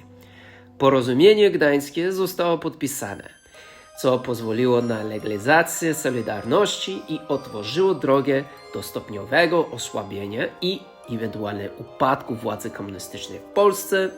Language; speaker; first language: Polish; non-native, fluent; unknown